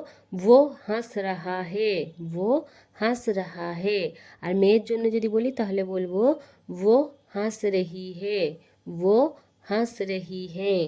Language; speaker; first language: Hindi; non-native, fluent; Bangla